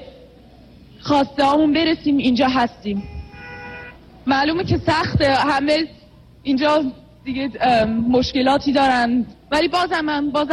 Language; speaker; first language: Persian; non-native, fluent; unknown